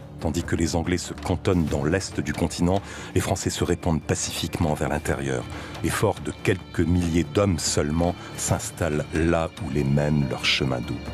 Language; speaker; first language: French; native; French